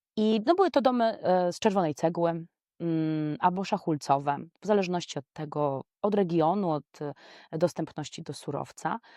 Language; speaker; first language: Polish; native; Polish